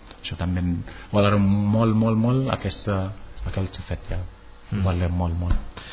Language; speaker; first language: Catalan; non-native, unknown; Wolof